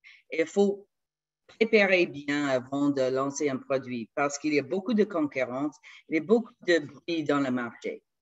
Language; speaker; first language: French; non-native, fluent; English